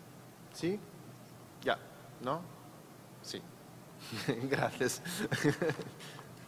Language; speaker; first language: Spanish; non-native, fluent; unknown